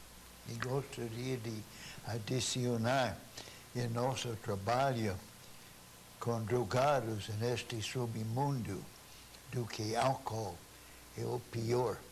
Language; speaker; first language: Portuguese; non-native, fluent; English